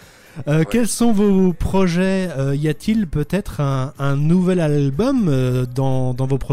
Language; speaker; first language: French; native; French